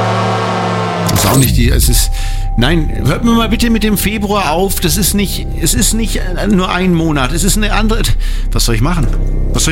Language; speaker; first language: German; native; German